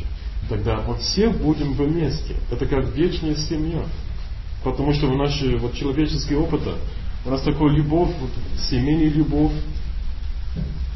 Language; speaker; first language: Russian; non-native, learner; English